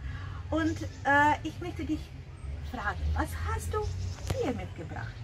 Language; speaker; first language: German; non-native, fluent; Russian